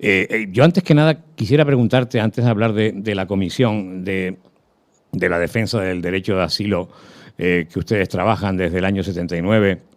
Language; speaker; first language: Spanish; native; Spanish